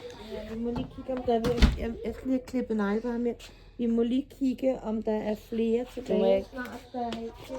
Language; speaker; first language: Danish; native; Danish